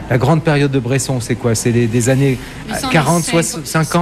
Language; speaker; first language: French; native; French